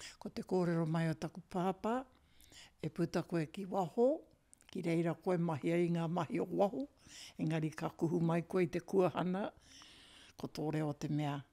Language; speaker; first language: Māori; native; Māori